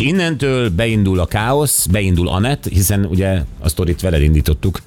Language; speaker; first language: Hungarian; native; Hungarian